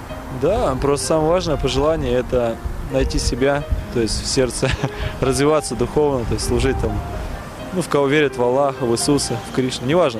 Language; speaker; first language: Russian; native; Russian